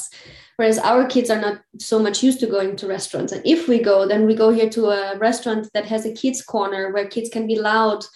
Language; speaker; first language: English; non-native, fluent; German